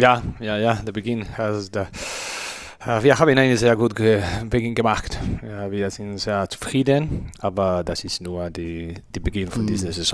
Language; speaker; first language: German; non-native, learner; Spanish